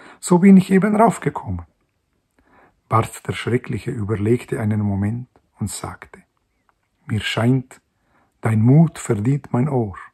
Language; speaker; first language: German; non-native, local second language; Romansh